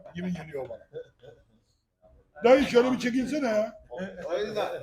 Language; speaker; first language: Turkish; native; Turkish